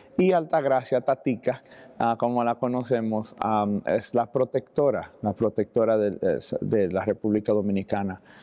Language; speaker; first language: Spanish; early bilingual, heritage; Spanish